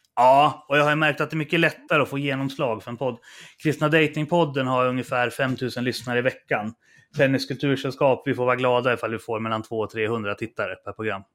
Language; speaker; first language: Swedish; native; Swedish